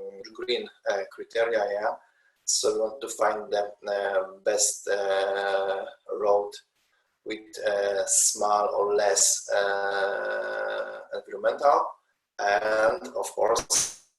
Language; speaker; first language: English; non-native, learner; Polish